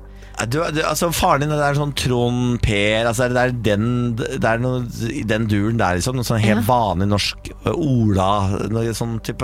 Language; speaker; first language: Norwegian; native; Norwegian